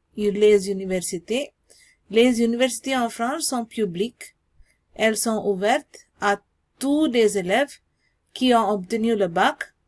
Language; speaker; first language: French; non-native, learner; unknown